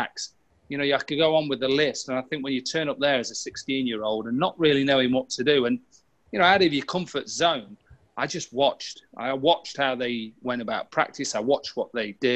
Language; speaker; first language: English; native; English